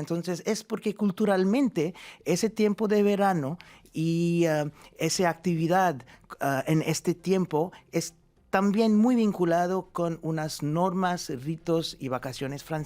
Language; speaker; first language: Spanish; non-native, fluent; French